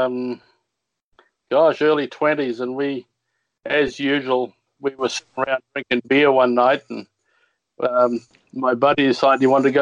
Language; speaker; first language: English; native; English